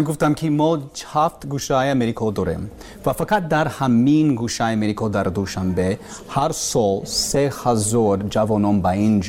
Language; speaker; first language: Persian; non-native, learner; English